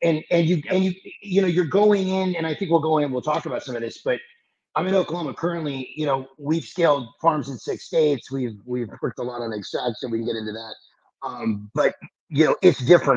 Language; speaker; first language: English; native; English